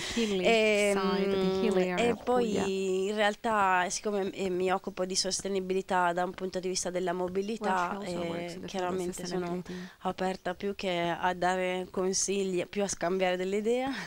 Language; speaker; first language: Italian; native; Italian